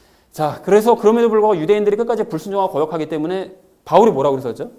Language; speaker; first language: Korean; native; Korean